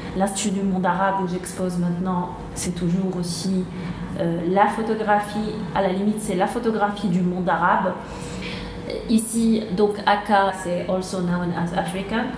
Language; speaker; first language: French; non-native, local second language; Arabic